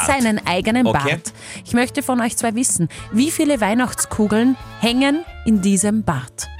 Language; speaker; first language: German; native; German